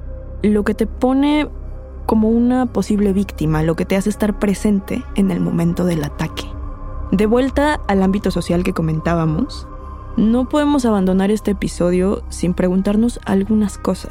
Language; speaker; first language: Spanish; native; Spanish